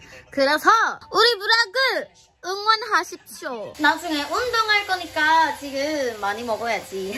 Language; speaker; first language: Korean; non-native, learner; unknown